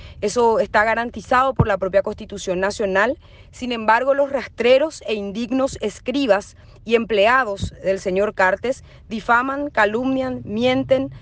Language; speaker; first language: Spanish; native; Spanish